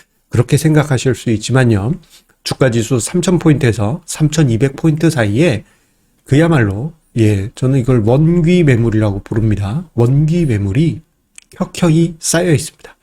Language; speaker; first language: Korean; native; Korean